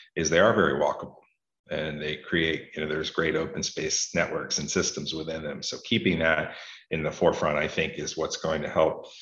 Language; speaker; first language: English; native; English